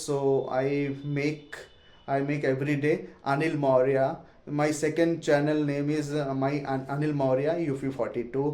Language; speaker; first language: English; non-native, learner; Hindi